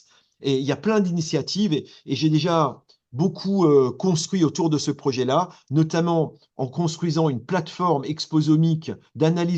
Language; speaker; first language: French; native; French